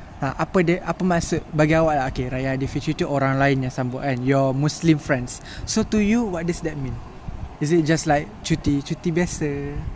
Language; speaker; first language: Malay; native; Malay